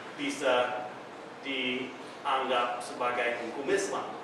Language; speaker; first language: Indonesian; non-native, fluent; English